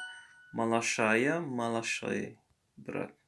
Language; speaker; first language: Russian; non-native, learner; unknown